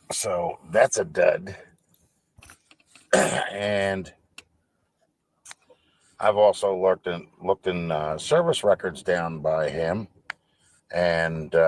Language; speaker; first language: English; native; English